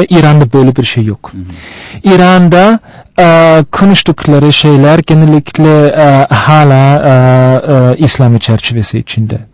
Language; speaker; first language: Turkish; non-native, fluent; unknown